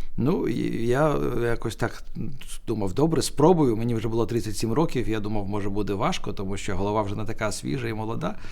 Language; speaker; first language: Ukrainian; non-native, local second language; Russian